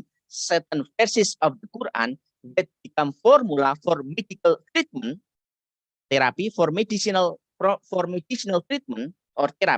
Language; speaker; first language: English; non-native, learner; Indonesian